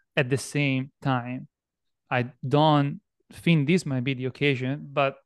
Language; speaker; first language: English; non-native, fluent; Italian